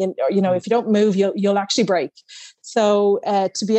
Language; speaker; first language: English; native; English